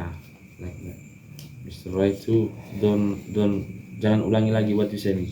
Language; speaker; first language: English; non-native, learner; Indonesian